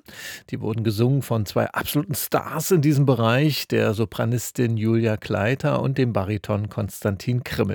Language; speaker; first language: German; native; German